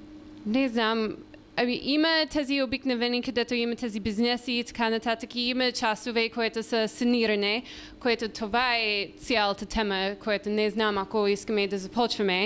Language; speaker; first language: Bulgarian; non-native, learner; English